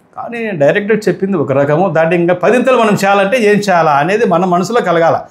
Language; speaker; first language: Telugu; native; Telugu